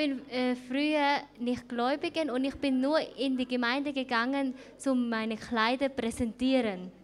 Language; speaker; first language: German; non-native, fluent; Thai